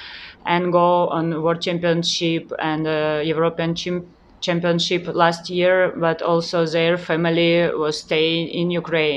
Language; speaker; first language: English; non-native, learner; Ukrainian